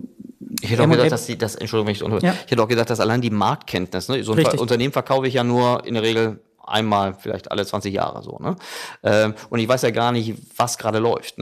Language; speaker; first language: German; native; German